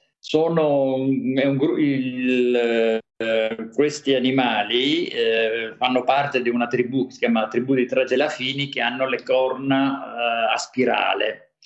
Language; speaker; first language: Italian; native; Italian